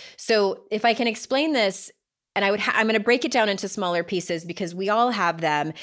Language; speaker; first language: English; native; English